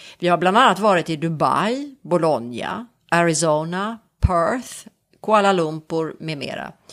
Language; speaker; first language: Swedish; native; Swedish